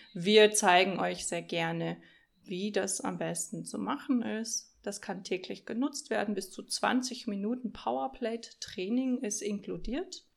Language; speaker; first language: German; early bilingual, other home language; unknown